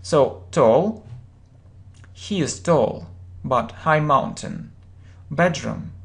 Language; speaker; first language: English; non-native, fluent; Russian